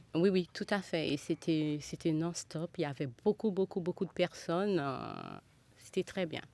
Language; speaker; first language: French; non-native, local second language; Haitian Creole